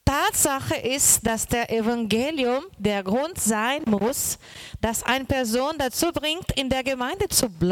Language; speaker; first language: German; non-native, learner; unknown